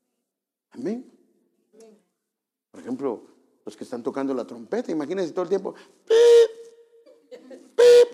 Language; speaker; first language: Spanish; native; Spanish